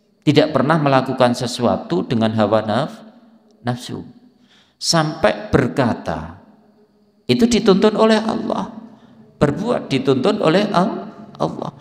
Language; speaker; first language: Indonesian; native; Indonesian